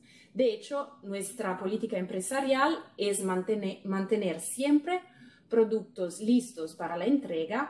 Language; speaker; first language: Spanish; non-native, fluent; Italian